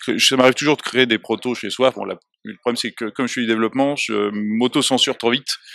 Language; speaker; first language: French; native; French